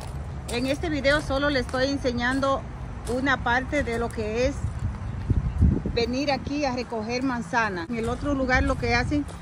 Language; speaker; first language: Spanish; native; Spanish